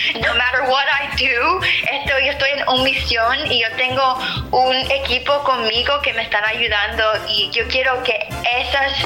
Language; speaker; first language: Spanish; early bilingual, heritage; English